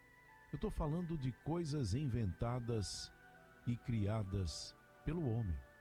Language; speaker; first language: Portuguese; native; Portuguese